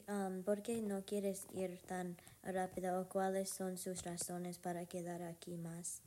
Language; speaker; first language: Spanish; non-native, learner; English